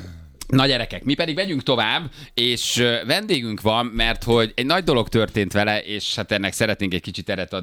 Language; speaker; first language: Hungarian; native; Hungarian